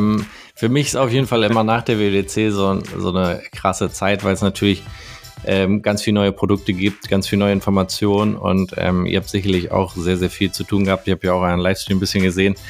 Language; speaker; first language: German; native; German